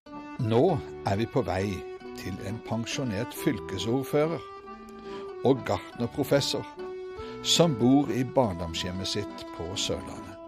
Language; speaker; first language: Norwegian; native; Norwegian